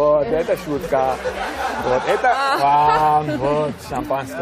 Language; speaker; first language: Russian; non-native, learner; Georgian